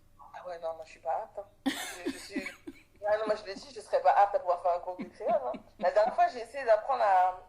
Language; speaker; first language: French; non-native, local second language; Haitian Creole